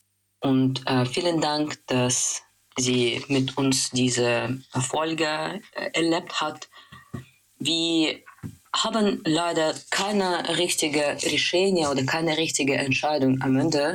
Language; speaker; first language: German; non-native, fluent; Russian